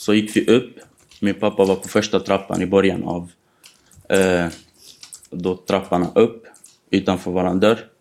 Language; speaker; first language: Swedish; non-native, fluent; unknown